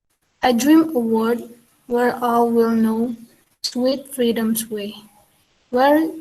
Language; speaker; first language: English; non-native, learner; Indonesian